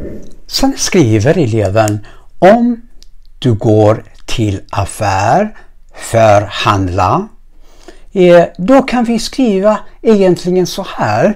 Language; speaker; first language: Swedish; non-native, fluent; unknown